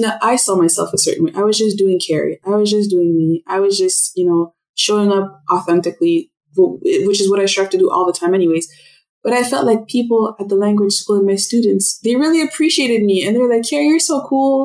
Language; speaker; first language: English; non-native, fluent; French